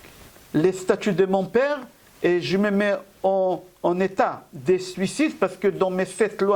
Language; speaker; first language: French; native; French